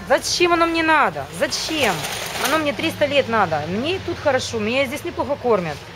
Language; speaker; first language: Russian; native; Russian